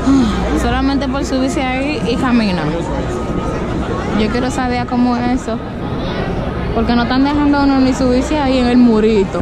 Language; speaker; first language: Spanish; native; Spanish